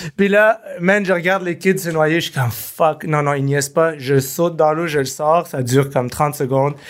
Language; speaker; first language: French; early bilingual, other home language; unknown